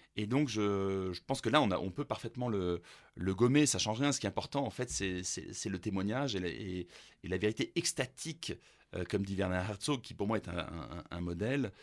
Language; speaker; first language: French; early bilingual, other home language; German